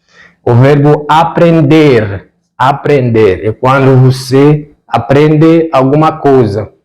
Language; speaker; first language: Portuguese; non-native, fluent; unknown